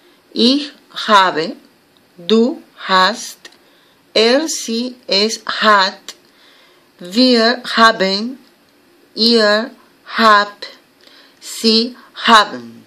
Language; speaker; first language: German; non-native, fluent; Spanish